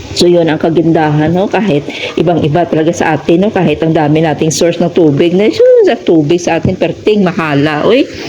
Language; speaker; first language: Filipino; non-native, local second language; Hiligaynon